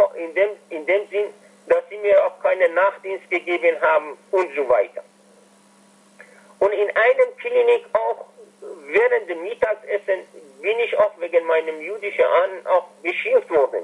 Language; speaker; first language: German; non-native, fluent; Persian